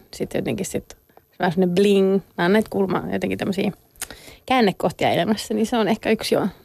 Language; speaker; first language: Finnish; native; Finnish